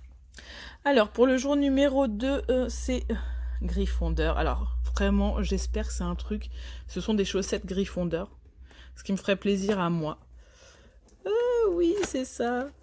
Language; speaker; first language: French; native; French